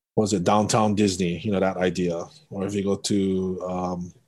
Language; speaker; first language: English; native; English